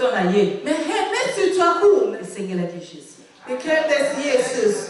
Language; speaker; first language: Swedish; non-native, fluent; Lingala